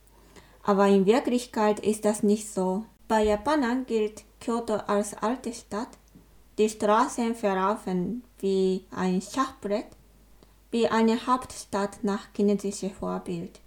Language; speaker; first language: German; non-native, learner; Japanese